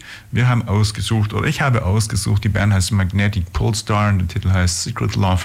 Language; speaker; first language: German; native; German